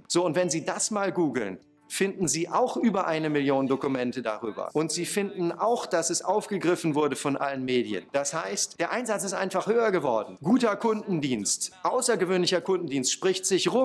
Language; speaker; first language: German; native; German